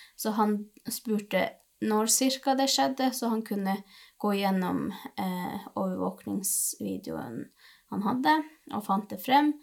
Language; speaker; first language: Norwegian; non-native, local second language; Northern Sami